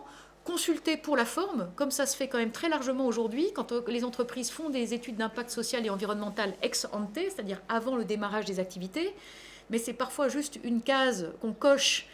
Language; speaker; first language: French; native; French